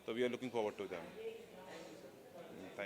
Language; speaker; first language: Hindi; native; Hindi